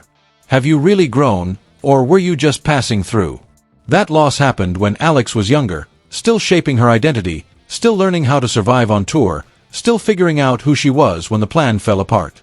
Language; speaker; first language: English; native; English